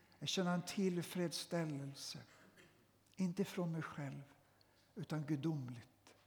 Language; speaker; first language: Swedish; native; Swedish